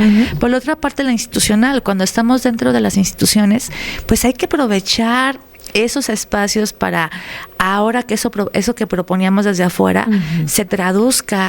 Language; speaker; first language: Spanish; native; Spanish